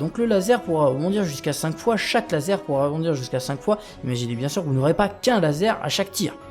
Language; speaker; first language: French; native; French